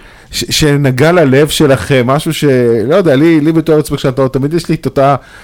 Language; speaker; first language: Hebrew; native; Hebrew